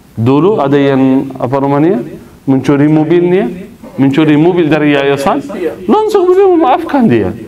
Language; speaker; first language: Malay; non-native, fluent; Arabic